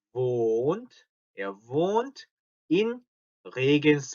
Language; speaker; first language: German; non-native, fluent; Korean